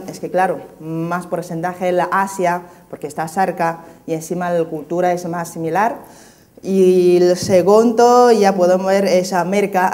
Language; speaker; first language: Spanish; non-native, fluent; Chinese